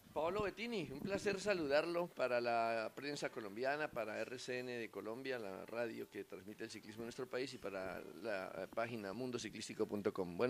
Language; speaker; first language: Spanish; native; Spanish